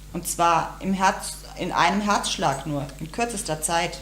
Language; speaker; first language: German; native; German